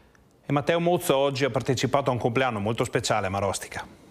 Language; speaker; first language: Italian; native; Italian